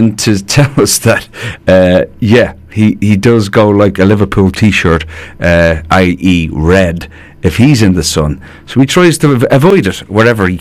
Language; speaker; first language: English; native; English